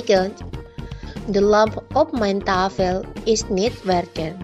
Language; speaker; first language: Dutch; non-native, learner; Indonesian